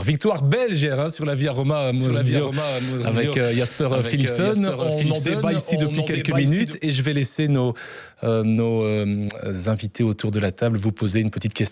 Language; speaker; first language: French; native; French